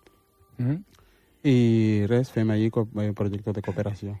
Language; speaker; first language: Catalan; non-native, fluent; Wolof